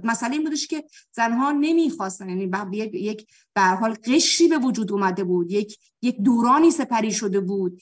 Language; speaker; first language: Persian; native; Persian